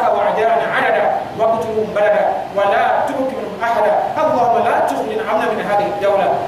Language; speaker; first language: Arabic; non-native, fluent; Yoruba